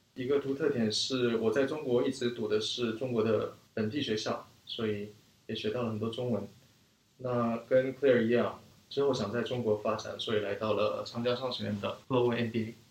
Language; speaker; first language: Chinese; early bilingual, other home language; Korean